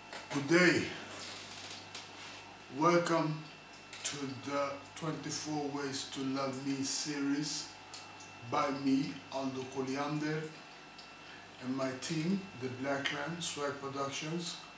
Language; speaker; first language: English; non-native, fluent; Swedish